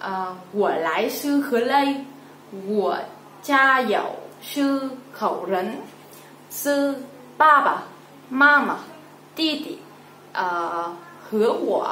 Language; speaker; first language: Chinese; non-native, learner; Vietnamese